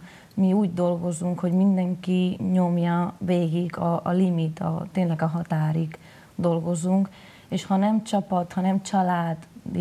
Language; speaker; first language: Hungarian; non-native, local second language; Spanish